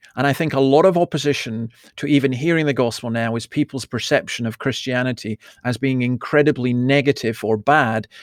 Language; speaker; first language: English; native; English